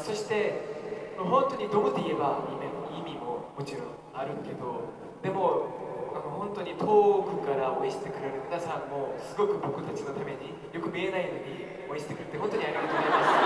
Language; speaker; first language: Japanese; non-native, fluent; Korean